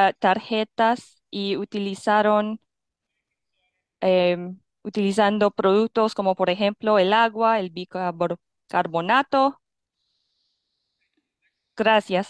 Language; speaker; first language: Spanish; non-native, fluent; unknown